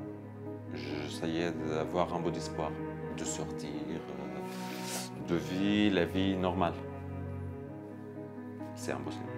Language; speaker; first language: French; non-native, learner; Arabic